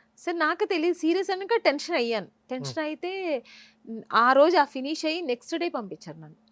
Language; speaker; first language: Telugu; native; Telugu